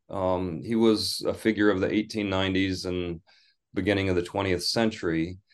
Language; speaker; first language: English; native; English